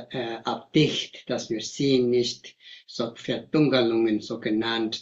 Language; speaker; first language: German; non-native, fluent; Tibetan